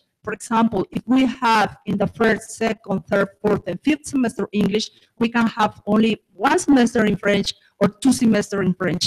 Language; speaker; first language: English; non-native, fluent; Spanish